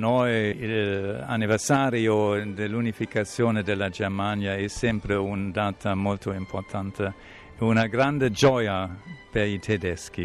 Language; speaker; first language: Italian; non-native, fluent; German